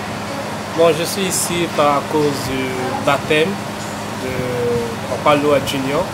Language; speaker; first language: French; non-native, fluent; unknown